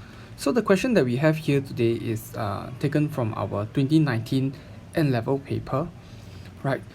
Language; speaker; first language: English; native; English